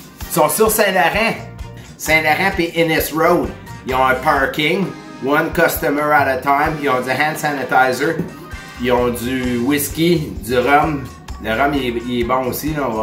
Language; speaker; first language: French; native; French